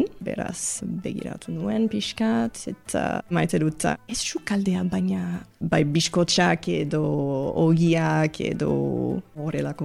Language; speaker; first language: Basque; non-native, learner; English